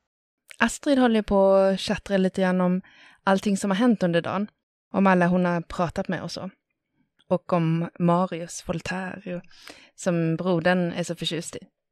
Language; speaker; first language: Swedish; native; Swedish